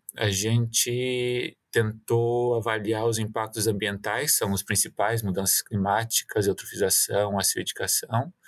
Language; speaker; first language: Portuguese; native; Portuguese